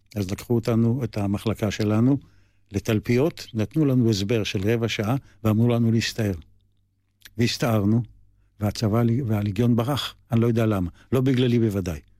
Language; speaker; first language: Hebrew; native; Hebrew